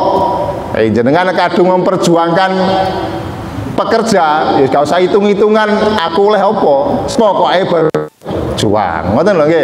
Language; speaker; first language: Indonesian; non-native, local second language; Javanese